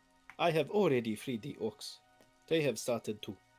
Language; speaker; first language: English; native; English